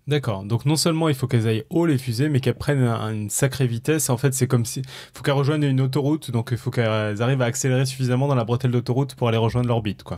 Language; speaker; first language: French; native; French